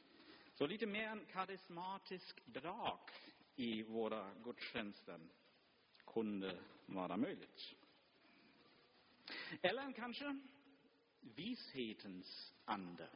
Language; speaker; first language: Swedish; non-native, fluent; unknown